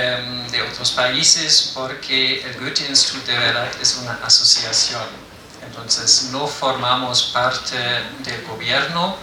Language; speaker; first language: Spanish; non-native, fluent; German